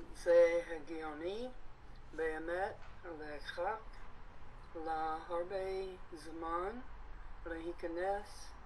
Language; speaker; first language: Hebrew; non-native, learner; English